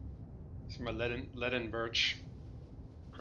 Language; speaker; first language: English; native; English